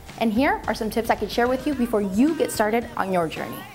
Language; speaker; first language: English; early bilingual, other home language; Spanish